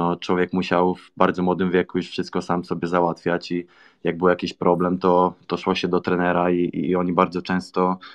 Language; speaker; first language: Polish; native; Polish